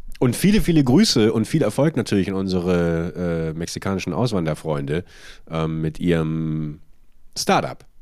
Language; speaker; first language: German; native; German